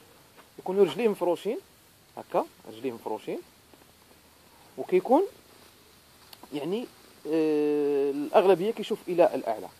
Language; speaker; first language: Arabic; native; Arabic